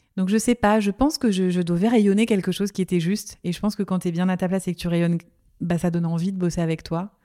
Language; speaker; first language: French; native; French